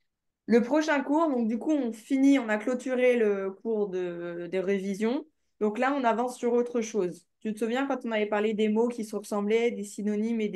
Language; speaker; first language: French; native; French